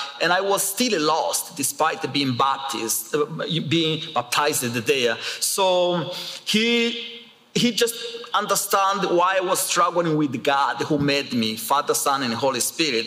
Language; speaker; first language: English; non-native, local second language; Kinyarwanda